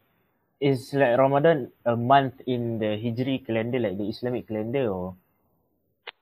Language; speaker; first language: English; non-native, local second language; Malay